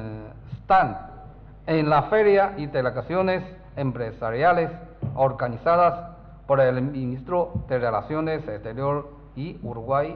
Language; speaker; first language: Spanish; non-native, learner; Chinese